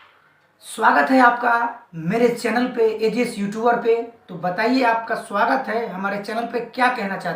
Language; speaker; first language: Hindi; native; Hindi